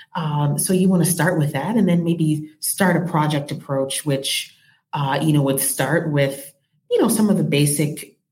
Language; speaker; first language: English; native; English